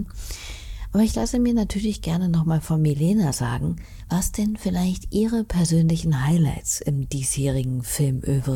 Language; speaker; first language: German; native; German